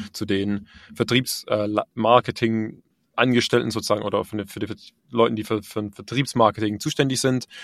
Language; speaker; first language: German; native; German